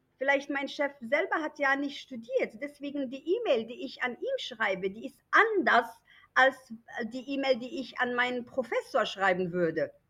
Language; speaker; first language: German; non-native, fluent; Arabic